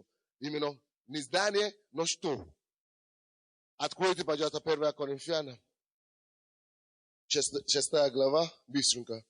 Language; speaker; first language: Russian; non-native, fluent; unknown